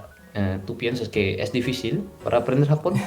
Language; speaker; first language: Spanish; non-native, fluent; Indonesian